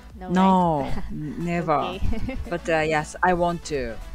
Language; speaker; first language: English; non-native, learner; Japanese